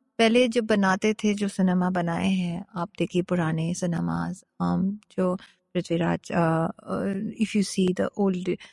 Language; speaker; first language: Hindi; non-native, local second language; Bangla